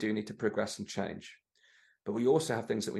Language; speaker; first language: English; native; English